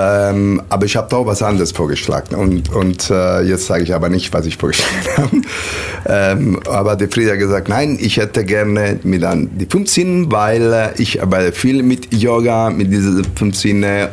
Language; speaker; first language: German; non-native, learner; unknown